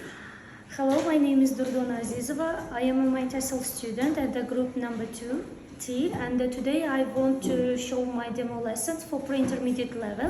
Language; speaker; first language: English; non-native, fluent; Uzbek